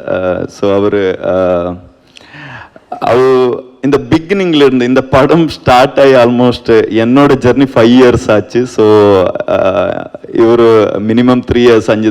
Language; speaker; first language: Tamil; non-native, learner; Kannada